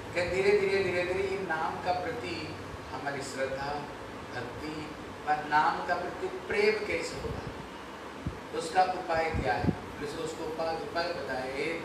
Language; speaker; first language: Hindi; non-native, local second language; Bangla